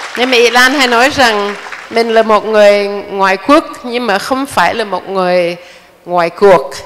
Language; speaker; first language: Vietnamese; non-native, fluent; English